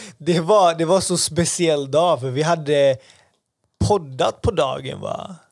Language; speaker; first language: Swedish; early bilingual, other home language; Persian